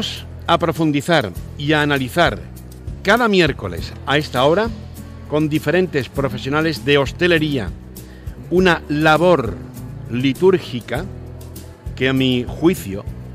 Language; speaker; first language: Spanish; native; Spanish